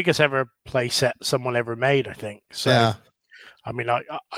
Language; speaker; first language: English; native; English